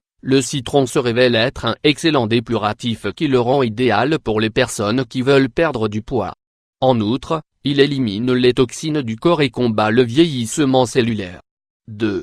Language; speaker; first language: French; native; French